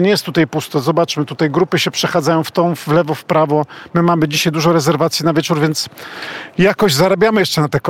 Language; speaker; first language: Polish; native; Polish